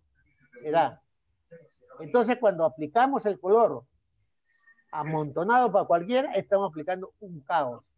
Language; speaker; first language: Spanish; native; Spanish